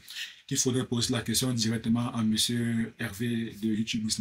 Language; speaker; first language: French; native; French